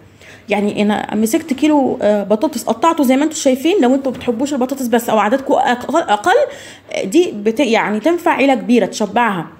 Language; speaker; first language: Arabic; native; Arabic